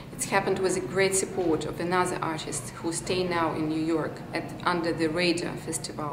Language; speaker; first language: English; non-native, fluent; Belarusian